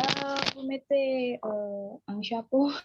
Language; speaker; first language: French; non-native, fluent; Indonesian